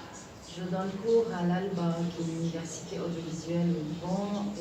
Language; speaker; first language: French; non-native, local second language; Arabic